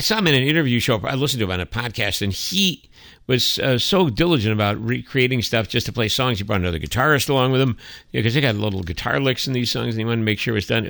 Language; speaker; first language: English; native; English